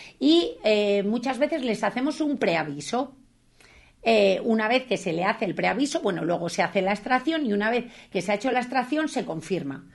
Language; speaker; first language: Spanish; native; Spanish